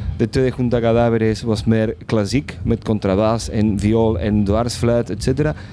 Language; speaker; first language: Dutch; non-native, fluent; Spanish